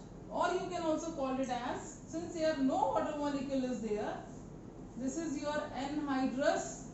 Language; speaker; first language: English; non-native, local second language; Hindi